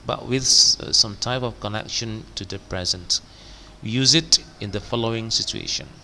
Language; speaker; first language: English; non-native, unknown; Indonesian